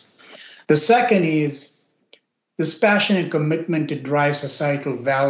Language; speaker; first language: English; native; English